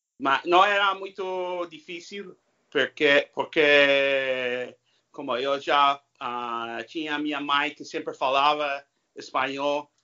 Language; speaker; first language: Portuguese; non-native, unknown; English